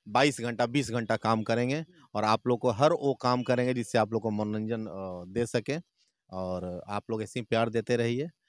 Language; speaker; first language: Hindi; native; Hindi